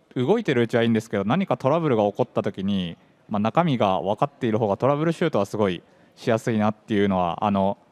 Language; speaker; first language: Japanese; native; Japanese